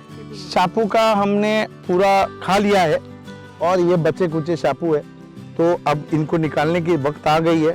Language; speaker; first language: Hindi; non-native, local second language; Marathi